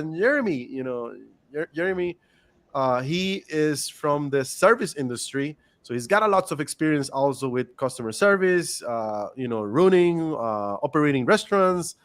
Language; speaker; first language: English; non-native, fluent; Spanish